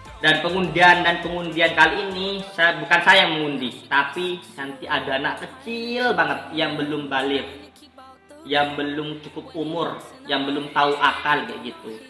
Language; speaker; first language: Indonesian; non-native, local second language; Madurese